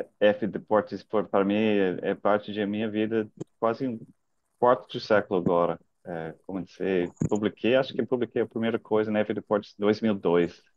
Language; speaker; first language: Portuguese; non-native, fluent; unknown